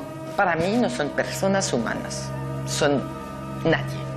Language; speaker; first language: Spanish; non-native, fluent; French